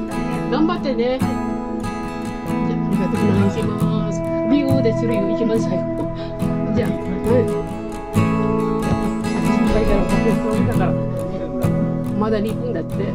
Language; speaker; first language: Japanese; non-native, learner; Filipino